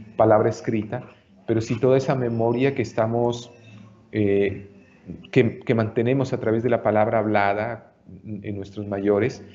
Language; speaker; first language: Spanish; native; Spanish